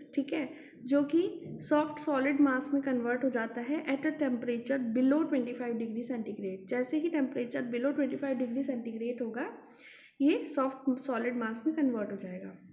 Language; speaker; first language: Hindi; native; Hindi